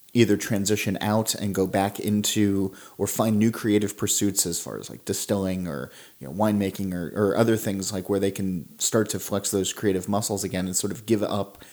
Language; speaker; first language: English; native; English